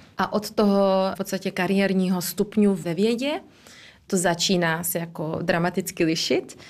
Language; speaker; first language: Czech; early bilingual, heritage; Czech